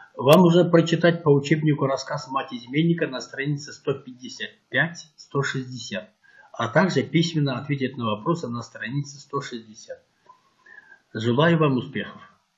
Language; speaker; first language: Russian; non-native, local second language; Kyrgyz